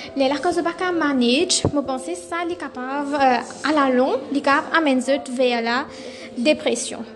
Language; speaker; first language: French; non-native, local second language; Morisyen